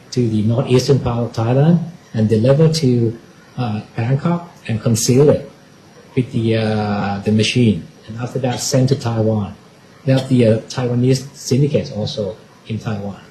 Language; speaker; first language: English; non-native, learner; Thai